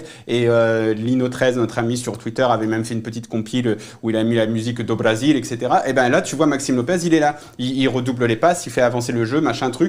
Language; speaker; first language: French; native; French